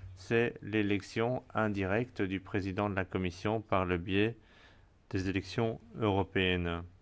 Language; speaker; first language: French; non-native, fluent; Spanish